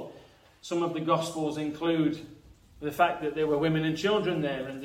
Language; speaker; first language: English; native; English